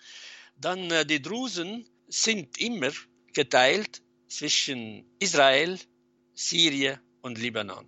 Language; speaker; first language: German; non-native, fluent; Arabic